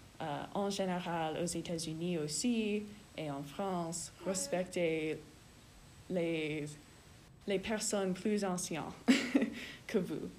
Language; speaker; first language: French; non-native, learner; English